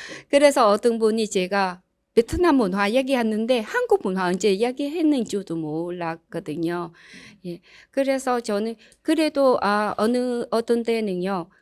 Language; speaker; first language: Korean; non-native, learner; Vietnamese